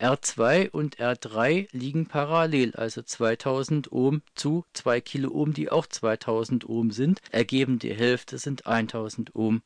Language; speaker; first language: German; native; German